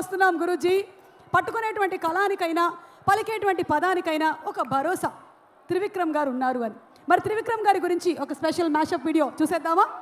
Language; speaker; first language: Telugu; native; Telugu